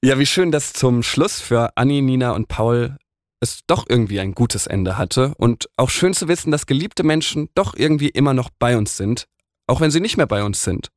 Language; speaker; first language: German; native; German